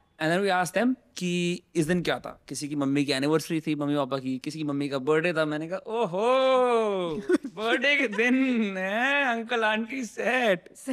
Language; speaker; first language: Hindi; native; Hindi